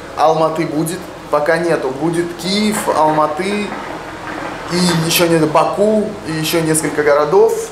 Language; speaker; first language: Russian; native; Russian